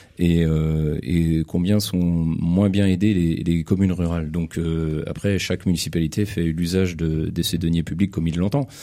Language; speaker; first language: French; native; French